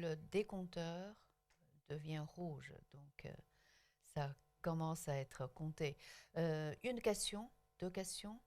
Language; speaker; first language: French; non-native, local second language; Chinese